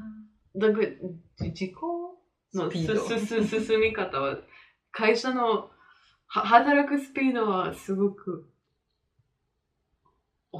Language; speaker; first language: Japanese; non-native, fluent; French